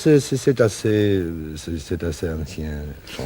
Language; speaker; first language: French; non-native, learner; Russian